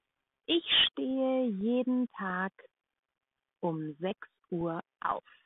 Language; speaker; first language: German; non-native, fluent; English